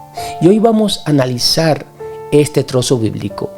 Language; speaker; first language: Spanish; native; Spanish